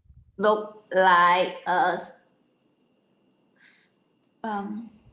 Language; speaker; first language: English; non-native, learner; Vietnamese